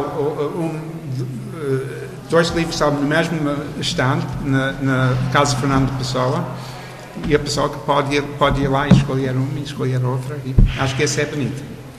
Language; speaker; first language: Portuguese; non-native, fluent; English